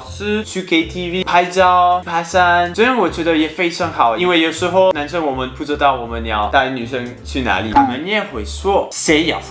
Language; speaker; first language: Chinese; non-native, fluent; French